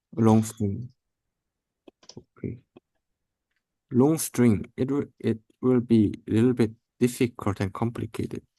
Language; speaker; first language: English; non-native, learner; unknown